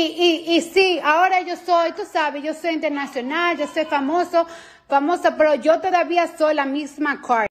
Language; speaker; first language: Spanish; early bilingual, heritage; English